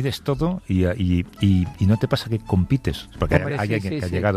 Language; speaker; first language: Spanish; native; Spanish